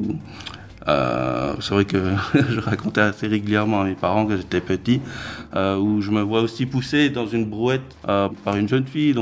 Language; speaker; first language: French; early bilingual, other home language; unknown